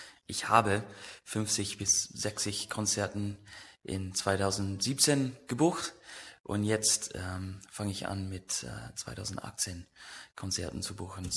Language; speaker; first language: German; non-native, learner; English